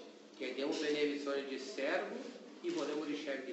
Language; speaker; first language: Italian; non-native, learner; Portuguese